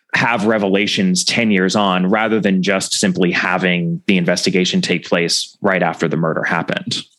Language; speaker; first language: English; native; English